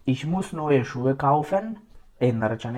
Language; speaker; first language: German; non-native, fluent; Macedonian